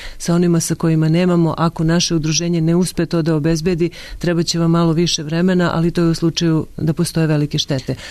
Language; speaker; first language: Serbian; native; Serbian